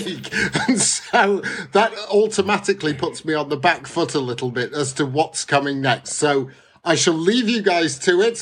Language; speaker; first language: English; native; English